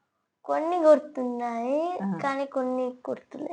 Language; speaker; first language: Telugu; early bilingual, heritage; Telugu